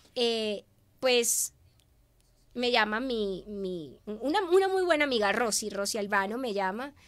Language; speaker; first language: Spanish; native; Spanish